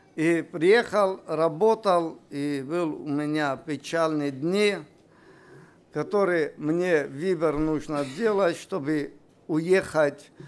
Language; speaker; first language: Russian; non-native, local second language; Armenian